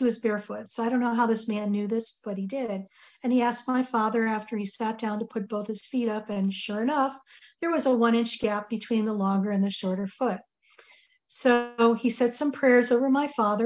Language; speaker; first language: English; native; English